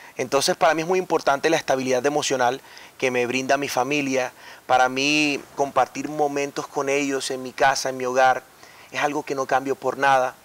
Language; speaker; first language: Spanish; native; Spanish